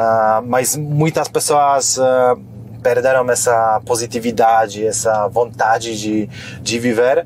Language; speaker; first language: Portuguese; non-native, fluent; Polish